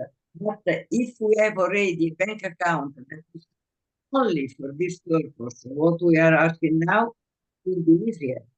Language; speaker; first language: English; non-native, fluent; Italian